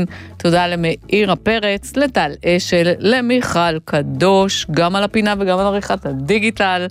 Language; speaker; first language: Hebrew; native; Hebrew